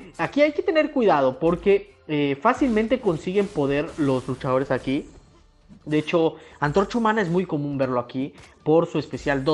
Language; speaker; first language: Spanish; native; Spanish